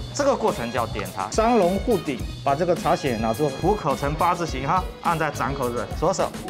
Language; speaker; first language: Chinese; native; Chinese